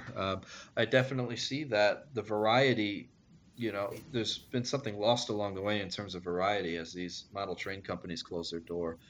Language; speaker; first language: English; native; English